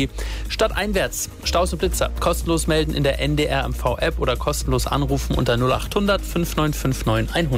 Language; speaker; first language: German; native; German